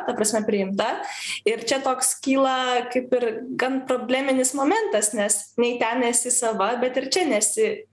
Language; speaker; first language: Lithuanian; non-native, local second language; Polish